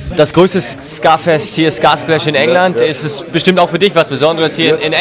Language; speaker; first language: German; native; German